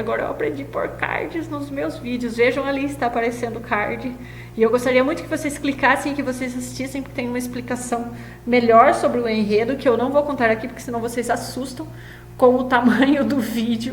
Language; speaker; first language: Portuguese; native; Portuguese